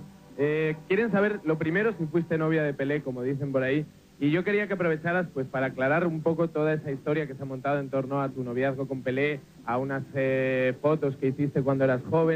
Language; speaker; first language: Spanish; native; Spanish